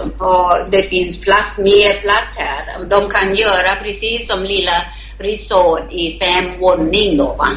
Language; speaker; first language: Swedish; non-native, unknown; Thai